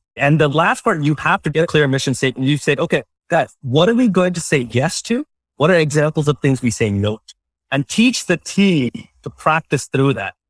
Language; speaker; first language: English; non-native, local second language; Malayalam